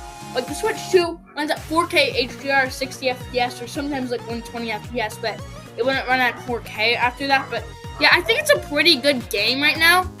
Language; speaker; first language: English; native; English